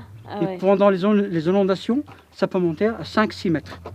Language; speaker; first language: French; non-native, local second language; Arabic